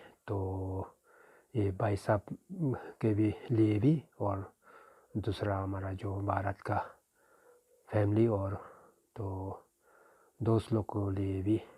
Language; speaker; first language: Hindi; non-native, fluent; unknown